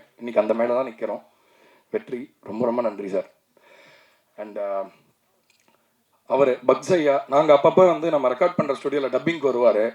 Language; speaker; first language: Tamil; native; Tamil